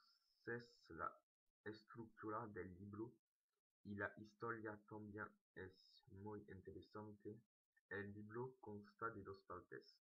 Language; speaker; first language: Spanish; non-native, learner; French